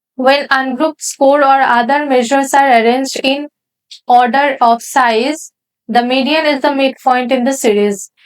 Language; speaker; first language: English; non-native, local second language; Bangla